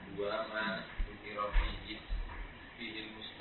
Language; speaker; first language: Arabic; non-native, learner; Indonesian